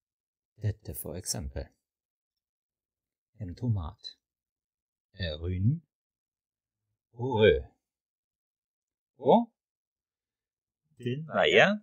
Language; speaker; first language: Norwegian; non-native, fluent; German